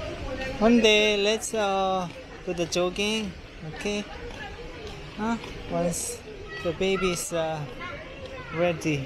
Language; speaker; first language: English; non-native, learner; Korean